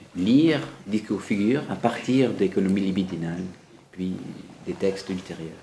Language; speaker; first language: French; non-native, fluent; English